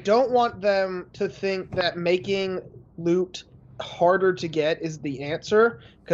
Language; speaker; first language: English; native; English